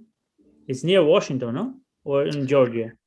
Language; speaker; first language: English; non-native, learner; Portuguese